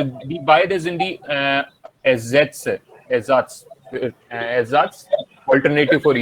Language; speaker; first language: German; non-native, fluent; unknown